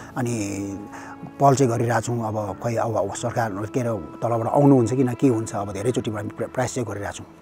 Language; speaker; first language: Nepali; non-native, local second language; Sherpa